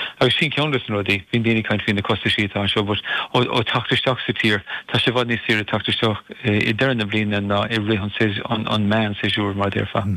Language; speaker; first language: Irish; non-native, local second language; English